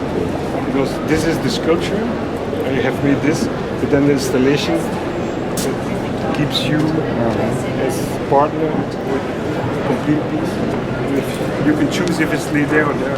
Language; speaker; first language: English; non-native, learner; French